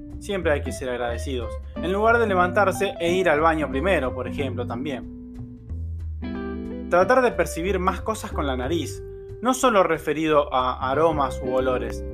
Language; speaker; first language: Spanish; native; Spanish